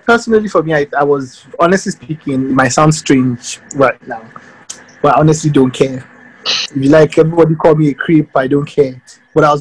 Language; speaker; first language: English; non-native, local second language; Yoruba